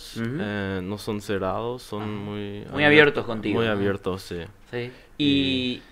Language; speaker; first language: Spanish; non-native, learner; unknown